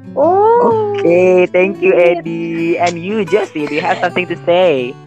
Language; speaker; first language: English; non-native, fluent; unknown